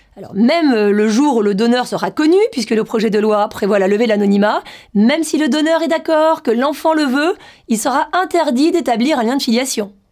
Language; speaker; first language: French; native; French